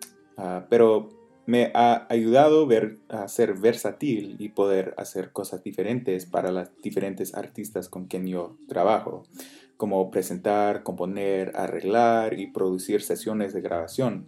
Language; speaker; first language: Spanish; non-native, fluent; English